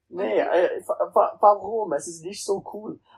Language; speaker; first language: German; non-native, learner; English